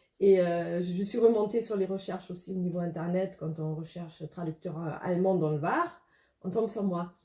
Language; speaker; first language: French; non-native, fluent; German